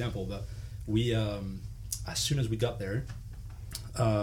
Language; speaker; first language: English; non-native, fluent; French